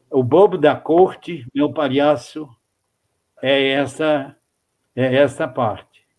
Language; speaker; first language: Portuguese; non-native, fluent; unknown